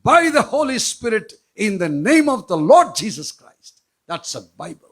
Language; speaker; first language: English; non-native, local second language; Tamil